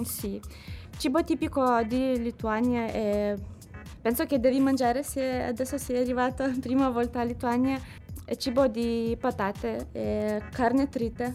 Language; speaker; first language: Italian; non-native, learner; Lithuanian